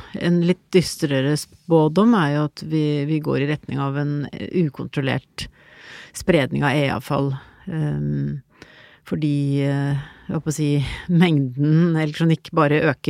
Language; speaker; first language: Norwegian; native; Norwegian